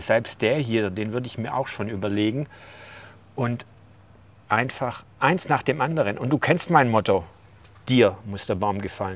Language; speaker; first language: German; native; German